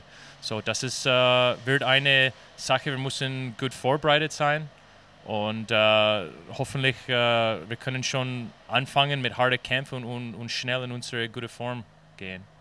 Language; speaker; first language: German; non-native, fluent; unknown